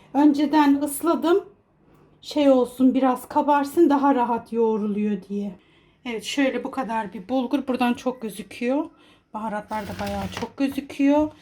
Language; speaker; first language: Turkish; native; Turkish